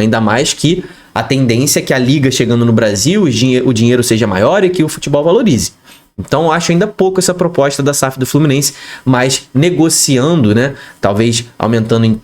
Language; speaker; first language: Portuguese; native; Portuguese